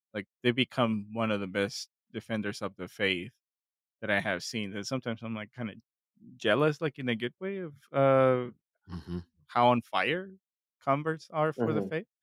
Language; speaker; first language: English; non-native, fluent; Spanish